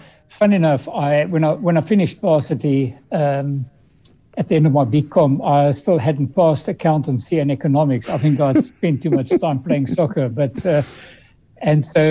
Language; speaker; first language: English; early bilingual, other home language; Dutch